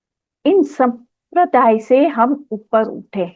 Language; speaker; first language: Hindi; native; Hindi